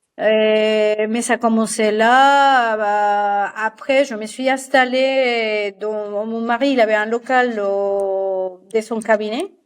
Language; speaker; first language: French; non-native, fluent; Spanish